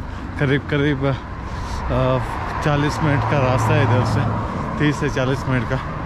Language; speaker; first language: Hindi; non-native, local second language; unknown